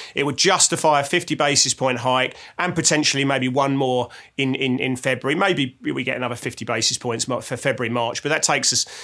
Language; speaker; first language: English; native; English